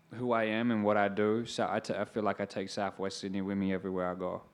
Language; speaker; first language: English; native; English